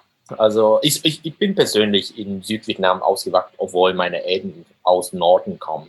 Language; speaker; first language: German; non-native, fluent; Vietnamese